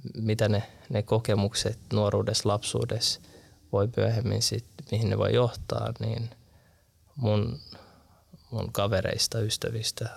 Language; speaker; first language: Finnish; early bilingual, other home language; Arabic